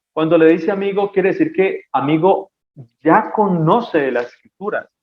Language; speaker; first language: Spanish; native; Spanish